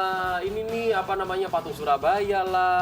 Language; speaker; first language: Indonesian; native; Indonesian